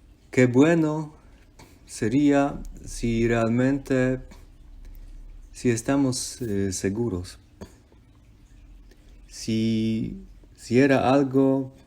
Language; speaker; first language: Spanish; non-native, fluent; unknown